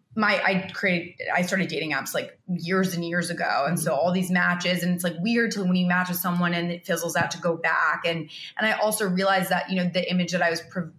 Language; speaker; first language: English; early bilingual, other home language; Spanish